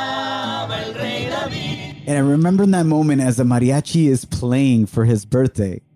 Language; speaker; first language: English; early bilingual, other home language; Spanish